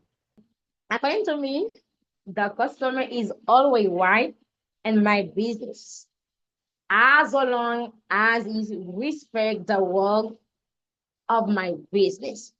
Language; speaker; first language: English; non-native, learner; French